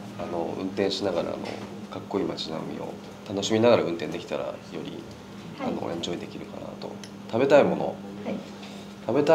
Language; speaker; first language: Japanese; native; Japanese